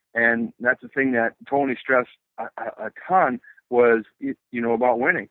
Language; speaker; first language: English; native; English